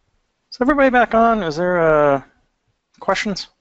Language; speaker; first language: English; native; English